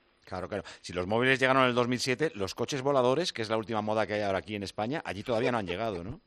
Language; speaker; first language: Spanish; native; Spanish